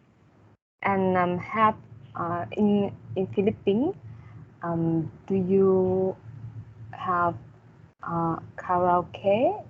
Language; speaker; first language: English; non-native, learner; Vietnamese